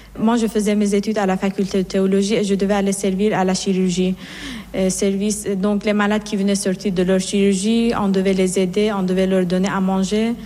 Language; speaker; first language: French; non-native, fluent; Persian